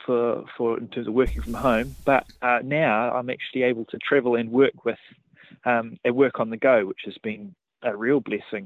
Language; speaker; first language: English; native; English